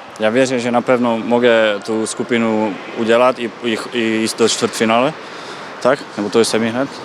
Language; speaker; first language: Polish; non-native, learner; Czech